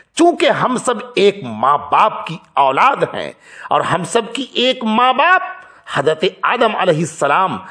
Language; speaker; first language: Urdu; native; Urdu